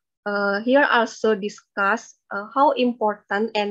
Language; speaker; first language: English; non-native, learner; Indonesian